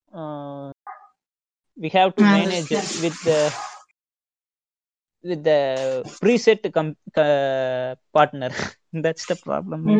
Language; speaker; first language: English; non-native, local second language; Tamil